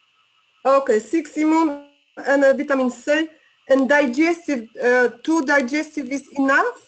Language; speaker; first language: English; non-native, learner; Polish